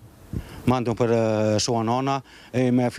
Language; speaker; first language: Italian; non-native, learner; Arabic